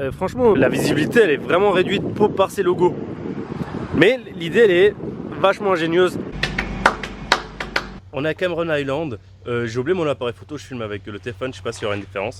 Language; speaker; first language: French; native; French